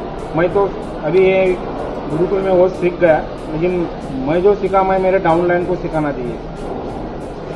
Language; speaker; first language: Hindi; non-native, local second language; Marathi